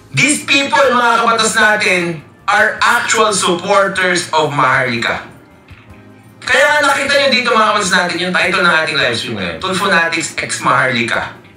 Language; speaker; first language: Filipino; native; Filipino